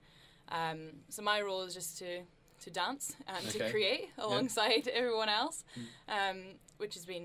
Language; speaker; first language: English; native; English